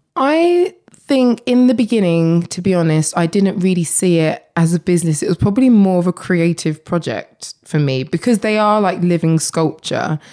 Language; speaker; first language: English; native; English